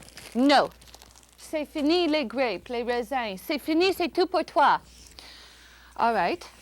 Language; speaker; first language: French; non-native, learner; English